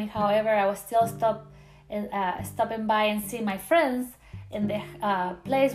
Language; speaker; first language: English; non-native, fluent; Spanish